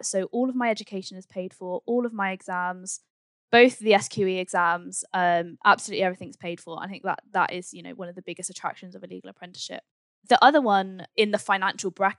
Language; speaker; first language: English; native; English